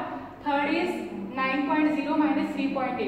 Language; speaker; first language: English; non-native, local second language; Hindi